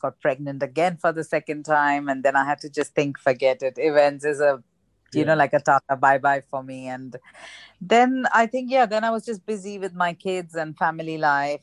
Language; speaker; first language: English; non-native, local second language; Gujarati